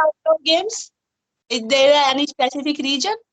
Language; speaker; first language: English; non-native, fluent; Hindi